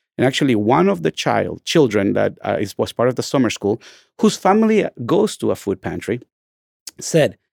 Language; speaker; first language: English; non-native, fluent; Spanish